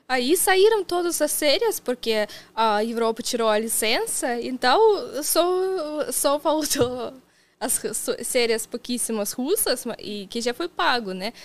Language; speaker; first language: Portuguese; non-native, fluent; Russian